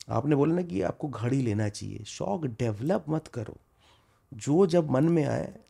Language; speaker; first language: Hindi; non-native, local second language; Bangla